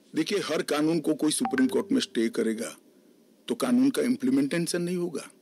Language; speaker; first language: Hindi; non-native, local second language; Gujarati